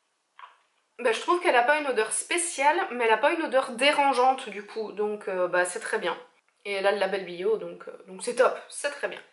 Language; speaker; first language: French; native; French